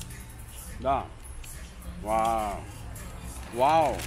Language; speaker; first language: Russian; non-native, learner; Korean